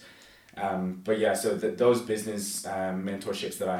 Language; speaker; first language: English; native; English